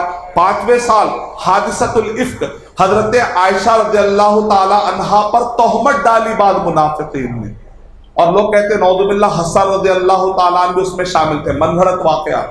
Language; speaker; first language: Urdu; native; Urdu